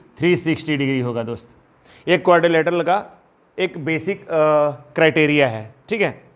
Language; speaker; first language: Hindi; native; Hindi